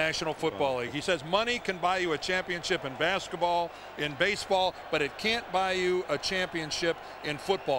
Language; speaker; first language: English; native; English